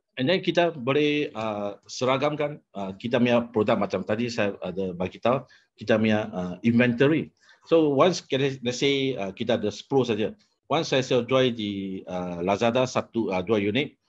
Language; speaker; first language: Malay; non-native, local second language; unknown